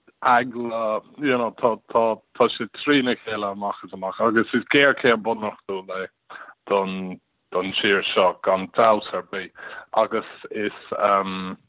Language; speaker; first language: Irish; non-native, learner; English